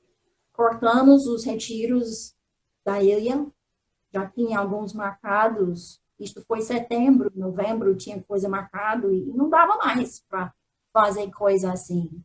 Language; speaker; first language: Portuguese; non-native, fluent; English